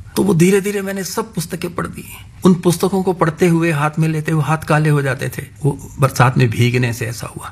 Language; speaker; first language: Hindi; non-native, local second language; Punjabi